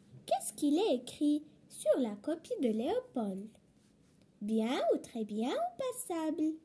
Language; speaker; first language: French; non-native, local second language; Arabic